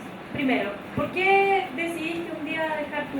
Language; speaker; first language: Spanish; native; Spanish